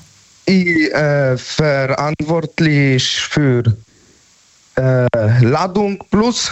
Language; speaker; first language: German; non-native, learner; Polish